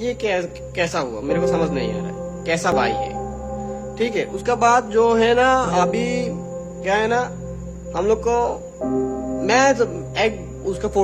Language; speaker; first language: Hindi; non-native, fluent; Bangla